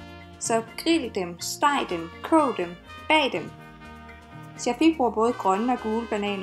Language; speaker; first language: Danish; native; Danish